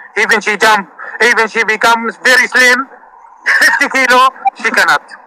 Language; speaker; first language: English; non-native, learner; Arabic